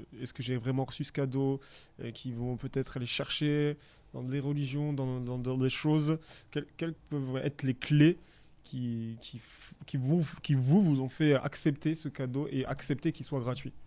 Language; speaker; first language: French; native; French